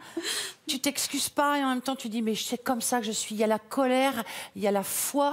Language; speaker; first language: French; native; French